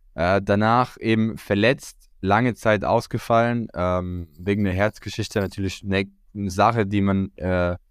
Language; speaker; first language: German; early bilingual, other home language; Croatian